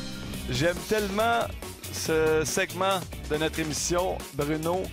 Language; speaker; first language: French; native; French